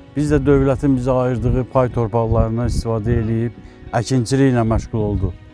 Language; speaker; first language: Azerbaijani; native; Azerbaijani